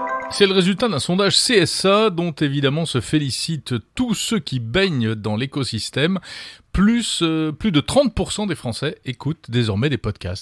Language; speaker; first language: French; native; French